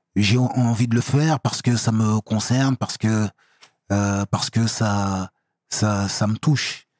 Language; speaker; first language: French; native; French